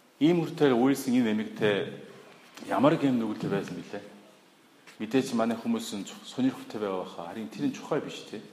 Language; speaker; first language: Mongolian; non-native, fluent; Korean